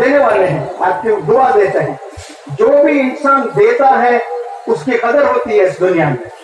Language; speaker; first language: Urdu; native; Urdu